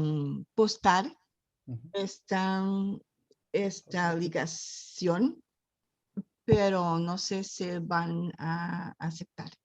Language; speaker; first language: Spanish; non-native, learner; Portuguese